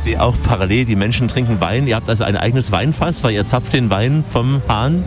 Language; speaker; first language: German; native; German